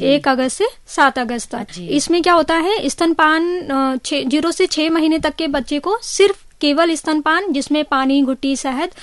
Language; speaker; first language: Hindi; native; Hindi